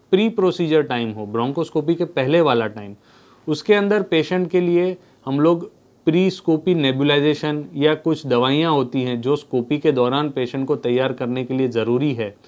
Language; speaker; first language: Hindi; non-native, local second language; Gujarati